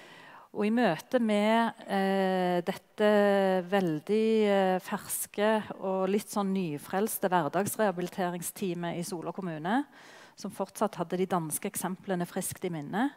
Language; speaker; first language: Norwegian; native; Norwegian